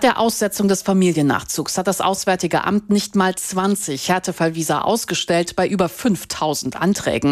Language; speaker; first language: German; native; German